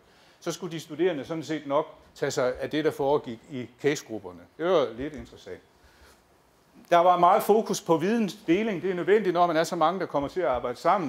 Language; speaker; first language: Danish; native; Danish